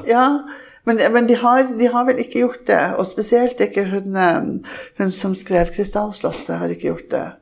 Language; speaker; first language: Norwegian; early bilingual, heritage; Norwegian